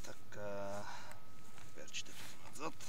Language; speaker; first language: Bulgarian; native; Bulgarian